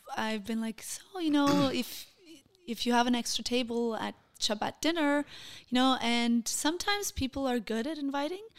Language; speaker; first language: English; non-native, fluent; Portuguese